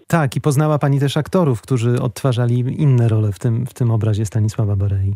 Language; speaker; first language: Polish; native; Polish